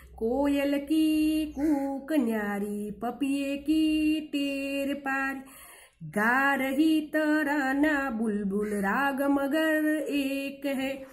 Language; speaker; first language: Hindi; non-native, local second language; Gujarati